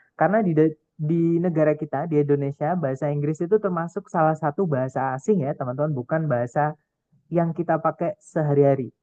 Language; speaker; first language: Indonesian; non-native, local second language; Javanese